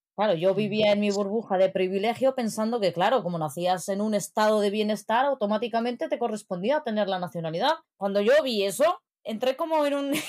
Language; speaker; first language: Spanish; early bilingual, other home language; Arabic